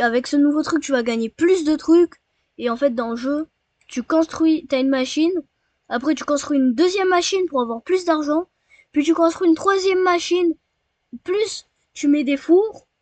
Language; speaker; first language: French; native; French